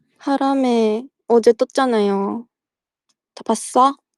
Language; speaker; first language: Korean; native; Korean